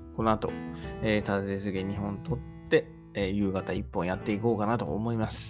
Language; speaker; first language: Japanese; native; Japanese